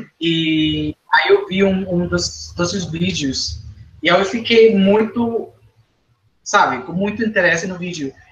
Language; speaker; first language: Portuguese; non-native, fluent; Spanish